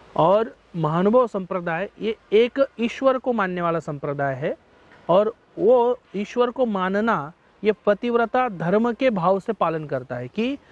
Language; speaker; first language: Hindi; non-native, local second language; Marathi